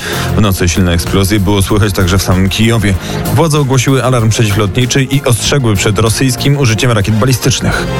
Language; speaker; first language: Polish; native; Polish